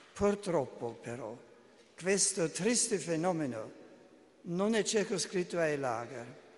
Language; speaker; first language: Italian; non-native, fluent; German